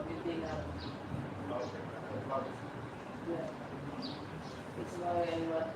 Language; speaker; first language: English; non-native, learner; Filipino